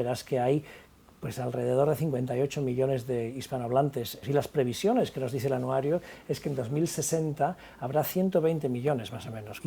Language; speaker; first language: Spanish; native; Spanish